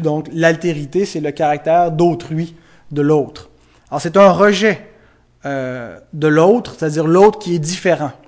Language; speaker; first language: French; native; French